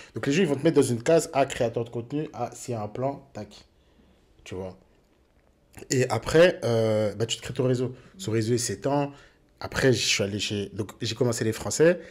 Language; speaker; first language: French; early bilingual, other home language; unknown